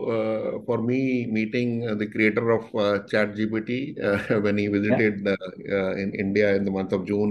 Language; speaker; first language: English; non-native, local second language; Hindi